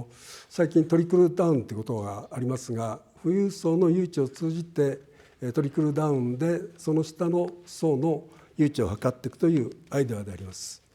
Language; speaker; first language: Japanese; native; Japanese